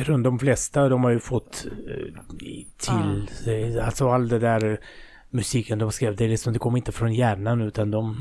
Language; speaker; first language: Swedish; non-native, fluent; Russian